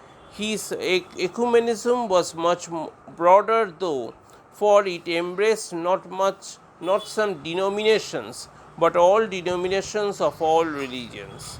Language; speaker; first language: English; non-native, local second language; Bangla